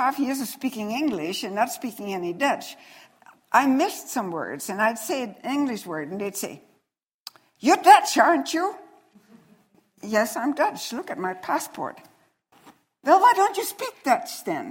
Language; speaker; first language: English; non-native, fluent; Dutch